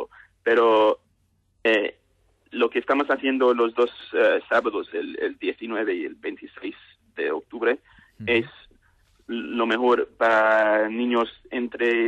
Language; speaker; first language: Spanish; non-native, learner; English